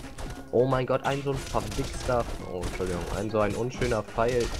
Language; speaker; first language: German; native; German